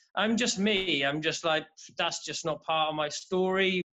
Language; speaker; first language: English; native; English